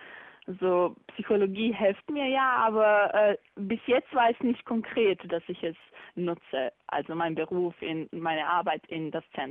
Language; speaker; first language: German; non-native, learner; Bosnian